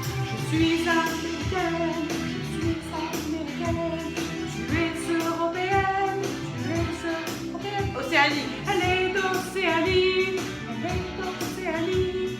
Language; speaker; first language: French; native; French